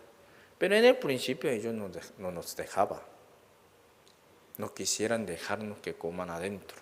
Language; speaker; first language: Spanish; non-native, learner; Korean